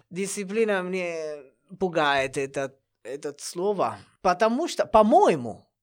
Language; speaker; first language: Russian; non-native, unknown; Italian